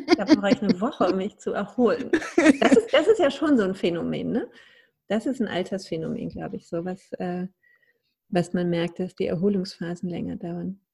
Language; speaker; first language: German; native; German